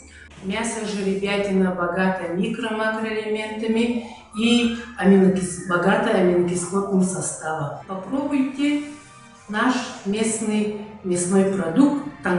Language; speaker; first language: Russian; non-native, local second language; Yakut